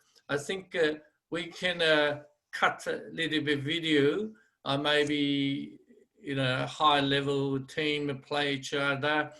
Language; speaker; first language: English; non-native, fluent; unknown